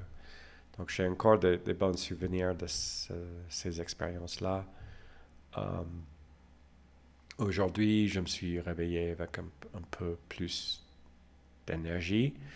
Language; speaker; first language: French; non-native, fluent; English